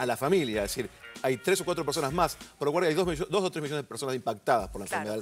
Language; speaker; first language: Spanish; native; Spanish